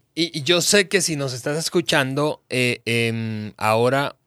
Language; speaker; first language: Spanish; native; Spanish